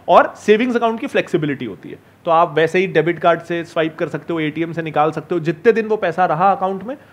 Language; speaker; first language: Hindi; native; Hindi